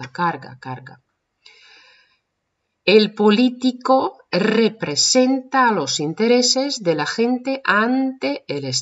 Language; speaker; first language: Spanish; non-native, fluent; Russian